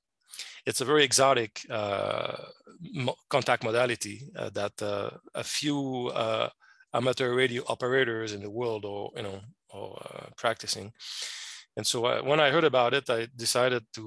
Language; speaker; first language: English; non-native, fluent; French